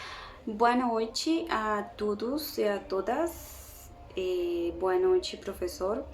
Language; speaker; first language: Portuguese; non-native, learner; Spanish